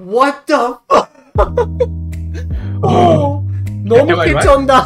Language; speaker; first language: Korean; non-native, learner; English